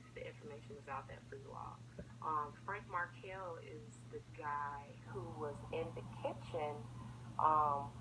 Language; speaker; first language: English; native; English